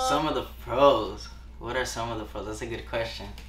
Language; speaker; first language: English; early bilingual, other home language; Spanish